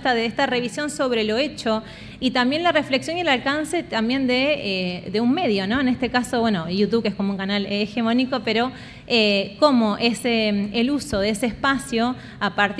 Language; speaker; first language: Spanish; native; Spanish